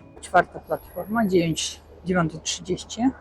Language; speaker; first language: Polish; non-native, fluent; Russian